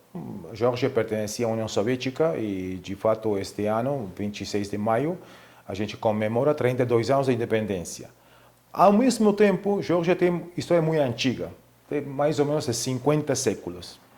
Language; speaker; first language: Portuguese; non-native, fluent; Georgian